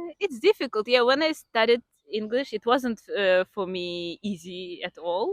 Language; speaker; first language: English; non-native, fluent; Ukrainian